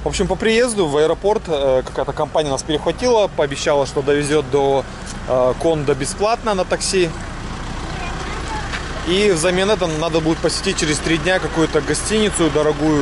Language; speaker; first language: Russian; native; Russian